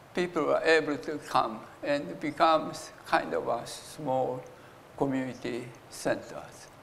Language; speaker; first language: English; non-native, fluent; Japanese